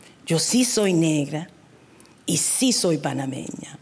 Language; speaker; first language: Spanish; early bilingual, heritage; Spanish